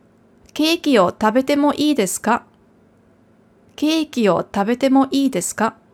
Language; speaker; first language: Japanese; non-native, fluent; German